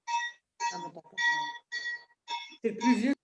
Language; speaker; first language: French; native; French